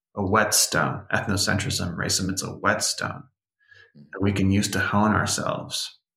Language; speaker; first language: English; early bilingual, other home language; Portuguese